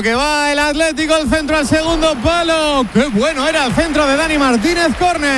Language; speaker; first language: Spanish; native; Spanish